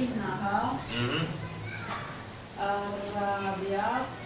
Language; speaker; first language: Arabic; non-native, learner; Chinese